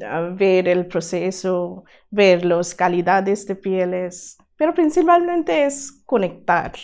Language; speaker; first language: Spanish; non-native, learner; Bangla